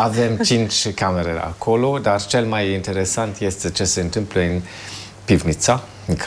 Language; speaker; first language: Romanian; non-native, fluent; German